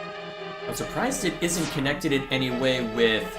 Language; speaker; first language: English; native; English